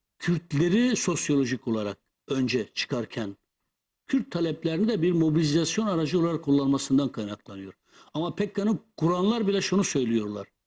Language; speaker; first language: Turkish; non-native, local second language; Kurdish